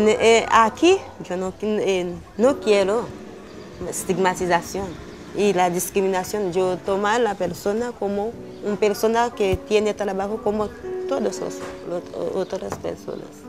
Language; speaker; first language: Spanish; non-native, learner; Haitian Creole